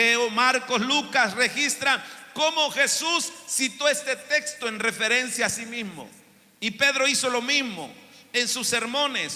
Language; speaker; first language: Spanish; native; Spanish